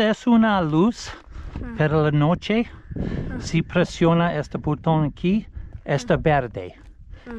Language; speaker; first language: Spanish; non-native, learner; English